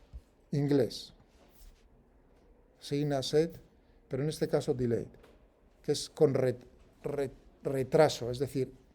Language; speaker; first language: Spanish; native; Spanish